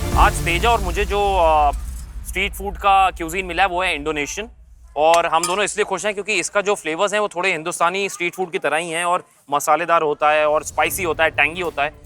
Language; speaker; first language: Hindi; native; Hindi